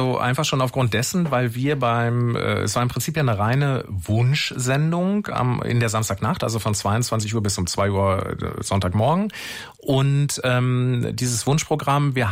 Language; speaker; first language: German; native; German